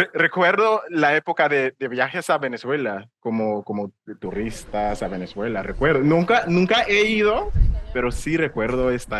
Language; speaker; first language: Spanish; non-native, fluent; English